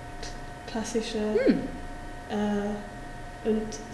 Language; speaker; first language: German; non-native, learner; English